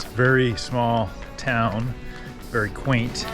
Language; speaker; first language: English; native; English